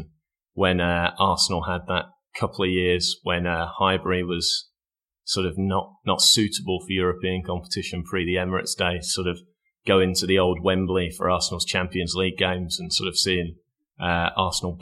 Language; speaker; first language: English; native; English